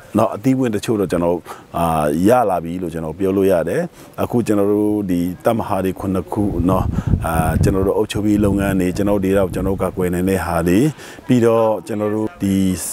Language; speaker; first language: Burmese; non-native, local second language; Shwe Palaung